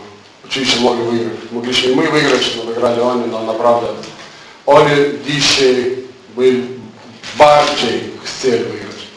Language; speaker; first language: Polish; non-native, learner; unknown